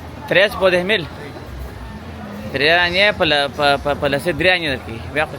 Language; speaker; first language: Spanish; non-native, learner; Pashto